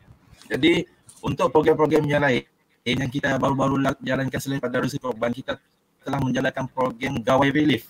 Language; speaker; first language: Malay; native; Malay